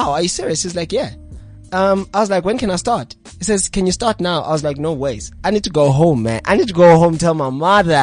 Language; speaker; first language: English; non-native, local second language; Zulu